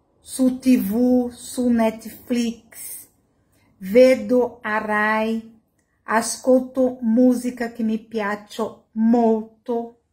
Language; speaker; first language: Italian; non-native, learner; Portuguese